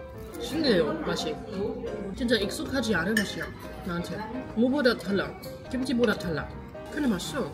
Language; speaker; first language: Korean; non-native, learner; German